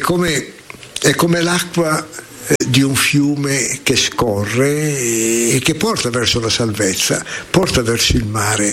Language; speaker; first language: Italian; native; Italian